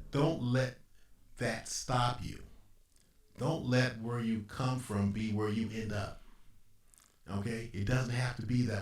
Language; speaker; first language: English; native; English